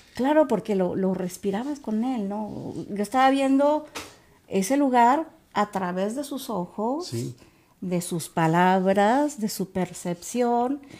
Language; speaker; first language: Spanish; native; Spanish